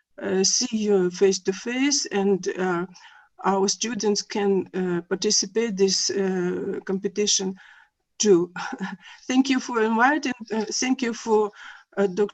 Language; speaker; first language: English; non-native, learner; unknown